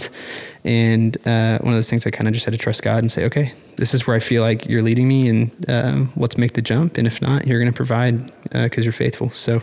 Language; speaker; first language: English; native; English